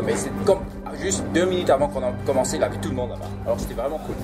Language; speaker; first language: French; early bilingual, other home language; Cantonese